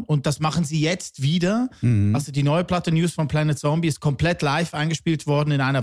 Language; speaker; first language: German; native; German